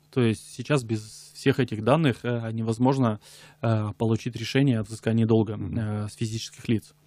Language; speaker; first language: Russian; native; Russian